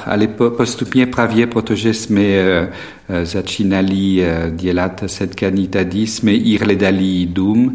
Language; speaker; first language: Czech; non-native, fluent; French